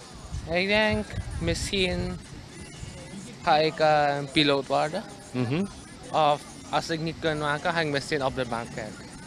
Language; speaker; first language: Dutch; non-native, local second language; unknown